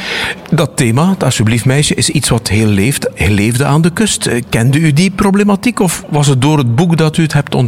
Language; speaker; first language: Dutch; native; Dutch